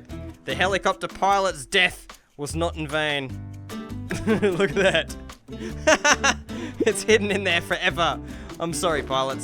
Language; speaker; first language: English; native; English